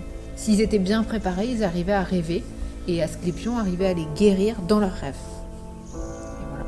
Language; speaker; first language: French; native; French